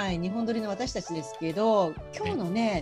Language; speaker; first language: Japanese; native; Japanese